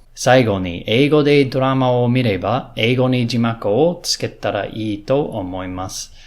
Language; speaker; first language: Japanese; non-native, learner; English